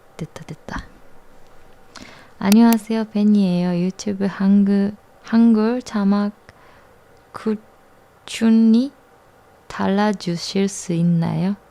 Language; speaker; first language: Korean; non-native, learner; Japanese